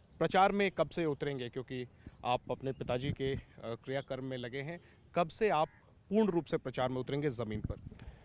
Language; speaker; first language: Hindi; native; Hindi